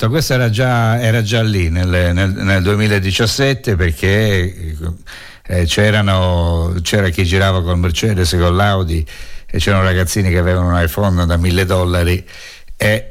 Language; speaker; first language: Italian; native; Italian